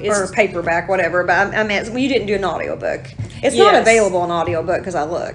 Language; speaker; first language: English; native; English